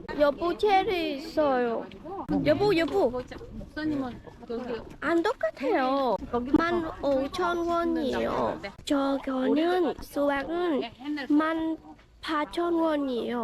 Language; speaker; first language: Korean; non-native, learner; Vietnamese